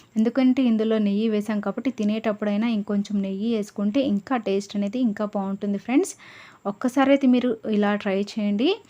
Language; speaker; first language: Telugu; non-native, local second language; Lambadi